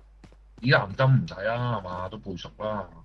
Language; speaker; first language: Chinese; native; Chinese